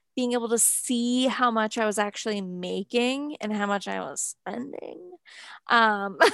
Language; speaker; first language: English; native; English